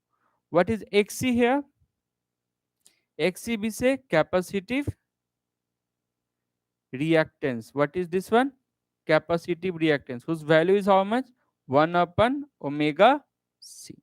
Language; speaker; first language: English; non-native, local second language; Hindi